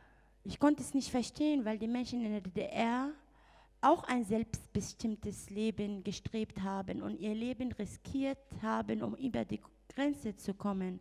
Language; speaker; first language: German; non-native, fluent; Arabic